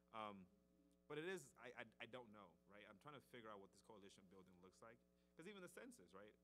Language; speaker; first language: English; native; English